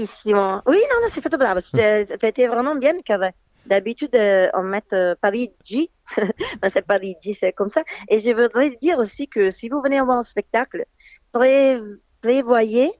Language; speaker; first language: French; non-native, fluent; Italian